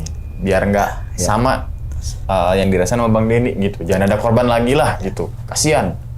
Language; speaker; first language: Indonesian; native; Indonesian